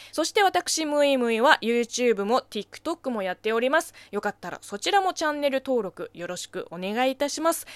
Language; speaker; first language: Japanese; non-native, fluent; Chinese